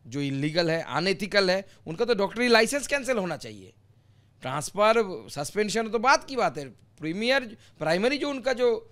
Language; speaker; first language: Hindi; non-native, local second language; Bangla